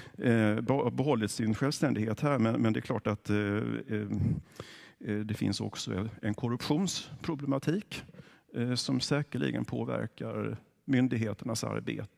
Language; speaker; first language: Swedish; native; Swedish